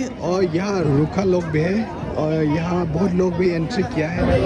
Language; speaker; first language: Hindi; non-native, local second language; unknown